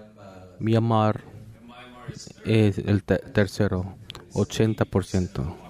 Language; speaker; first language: Spanish; non-native, learner; Korean